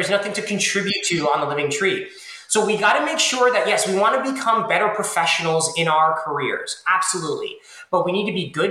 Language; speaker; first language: English; native; English